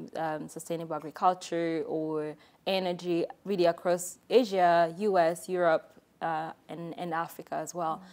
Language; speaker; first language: English; non-native, local second language; Kinyarwanda